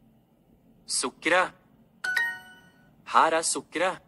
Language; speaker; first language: Norwegian; non-native, learner; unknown